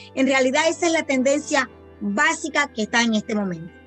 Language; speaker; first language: Spanish; native; Spanish